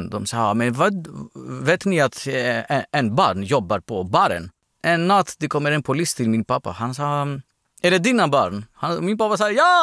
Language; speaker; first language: Swedish; non-native, learner; Greek